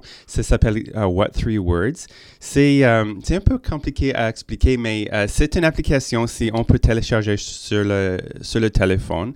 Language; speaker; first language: French; non-native, local second language; English